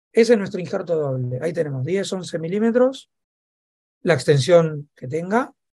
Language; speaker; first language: Spanish; native; Spanish